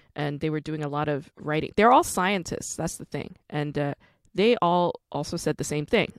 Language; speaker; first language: English; non-native, fluent; Korean